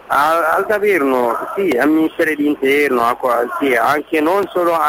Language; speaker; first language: Italian; non-native, learner; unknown